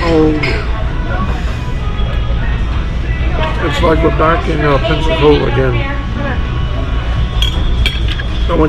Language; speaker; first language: English; native; English